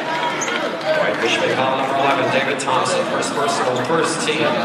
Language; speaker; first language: English; native; English